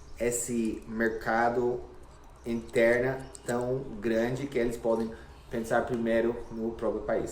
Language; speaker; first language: Portuguese; non-native, fluent; English